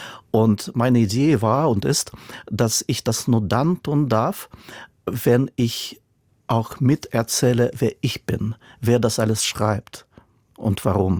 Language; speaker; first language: German; non-native, fluent; Russian